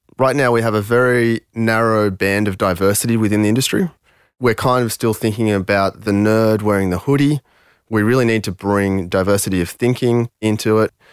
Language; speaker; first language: English; early bilingual, other home language; French